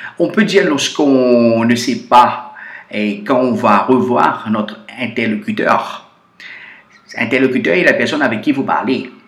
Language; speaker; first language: French; non-native, fluent; Portuguese